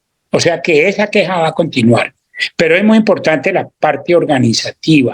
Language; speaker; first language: Spanish; native; Spanish